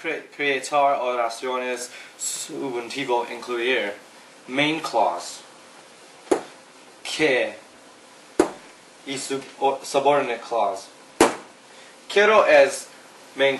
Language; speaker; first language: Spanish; non-native, learner; English